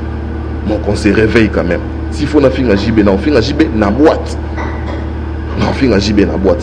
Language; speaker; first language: French; non-native, local second language; Lingala